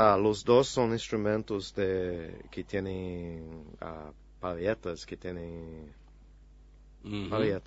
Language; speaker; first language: Spanish; non-native, fluent; English